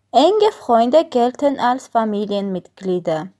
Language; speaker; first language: German; non-native, learner; Armenian